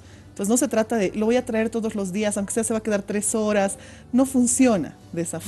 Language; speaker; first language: Spanish; native; Spanish